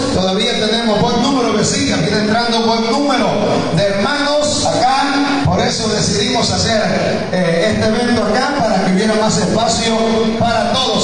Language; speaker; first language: Spanish; native; Spanish